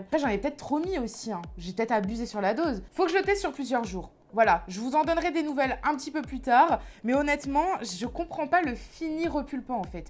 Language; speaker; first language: French; native; French